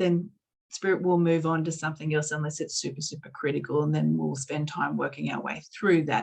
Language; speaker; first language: English; native; English